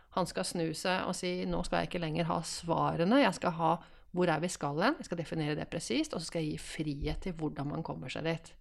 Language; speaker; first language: Norwegian; native; Norwegian